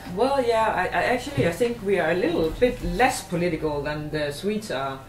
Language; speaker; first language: English; non-native, fluent; Danish